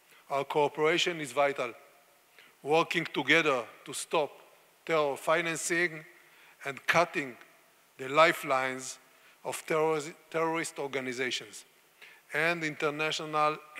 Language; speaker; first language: English; non-native, fluent; Hebrew